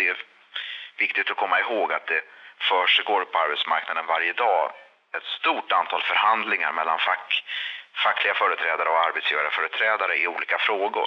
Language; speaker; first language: Swedish; native; Swedish